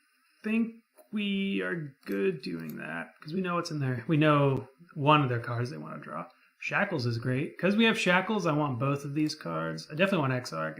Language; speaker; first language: English; native; English